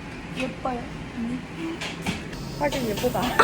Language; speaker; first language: Korean; non-native, learner; Mongolian